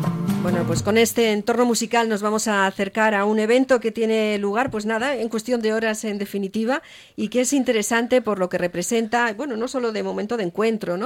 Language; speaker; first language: Spanish; native; Spanish